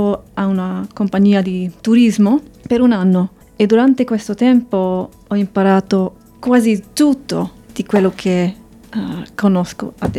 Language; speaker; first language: Italian; non-native, fluent; English